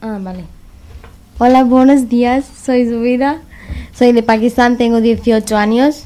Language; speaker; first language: Spanish; non-native, learner; Urdu